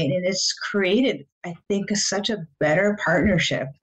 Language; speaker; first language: English; native; English